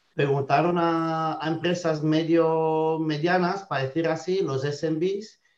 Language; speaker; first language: Spanish; non-native, fluent; French